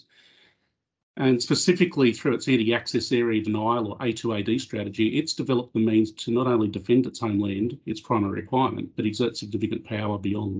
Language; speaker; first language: English; native; English